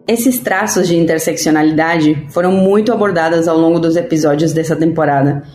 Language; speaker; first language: Portuguese; non-native, fluent; Spanish